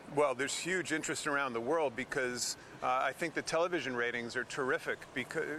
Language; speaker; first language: English; native; English